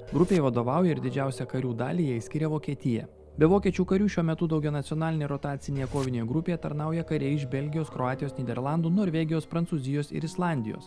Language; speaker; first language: Lithuanian; native; Lithuanian